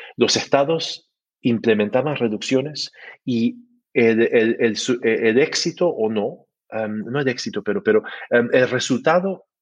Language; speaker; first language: Spanish; non-native, fluent; English